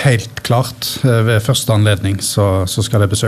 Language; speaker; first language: Norwegian; native; Norwegian